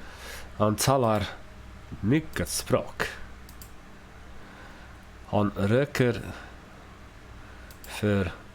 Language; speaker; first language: Swedish; non-native, learner; English